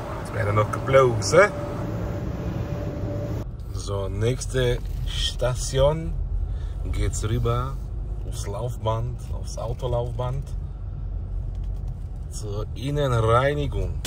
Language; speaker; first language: German; native; German